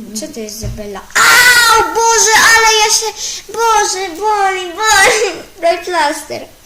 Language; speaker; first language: Polish; native; Polish